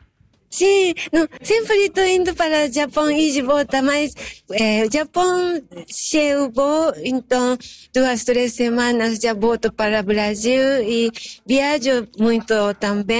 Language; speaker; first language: Portuguese; non-native, fluent; Japanese